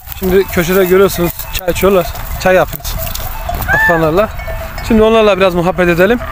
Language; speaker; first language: Turkish; native; Turkish